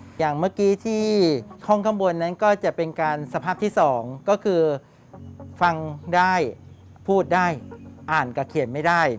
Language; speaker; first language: Thai; native; Thai